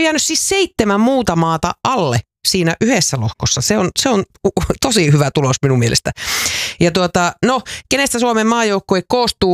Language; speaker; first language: Finnish; native; Finnish